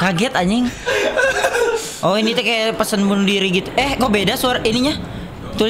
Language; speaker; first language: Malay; non-native, local second language; Sundanese